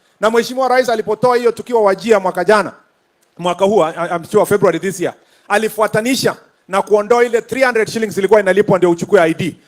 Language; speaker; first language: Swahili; non-native, local second language; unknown